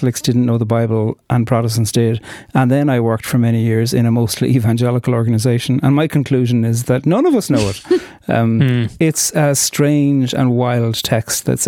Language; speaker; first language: English; non-native, local second language; Irish